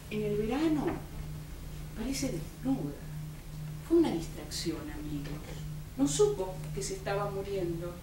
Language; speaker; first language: English; non-native, fluent; Spanish